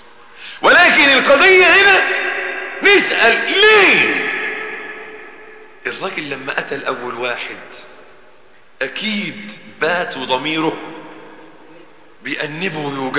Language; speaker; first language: Arabic; native; Arabic